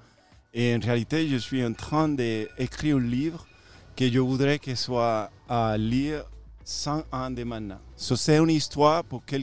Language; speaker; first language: French; non-native, fluent; Spanish